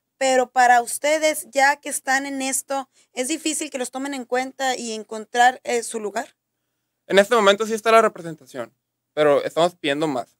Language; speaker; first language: Spanish; native; Spanish